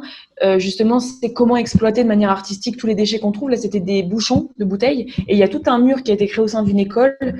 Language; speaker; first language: French; native; French